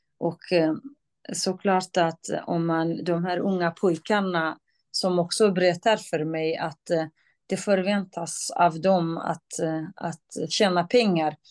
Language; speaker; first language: Swedish; non-native, fluent; Kurdish